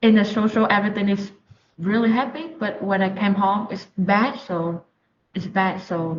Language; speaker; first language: English; non-native, learner; Vietnamese